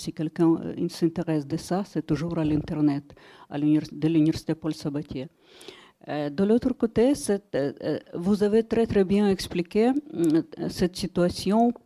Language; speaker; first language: French; non-native, fluent; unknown